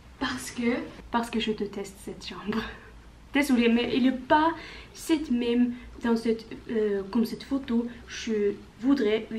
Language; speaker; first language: French; non-native, learner; Norwegian